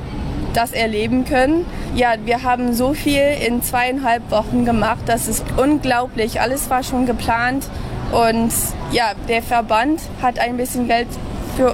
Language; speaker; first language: German; early bilingual, heritage; German